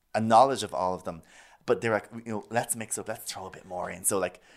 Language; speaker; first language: English; native; English